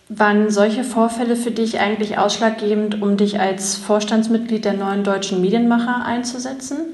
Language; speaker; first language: German; native; German